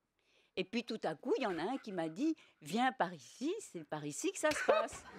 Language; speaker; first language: French; native; French